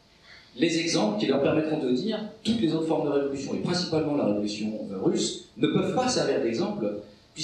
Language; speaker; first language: French; native; French